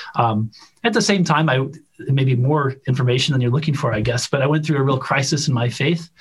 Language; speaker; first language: English; native; English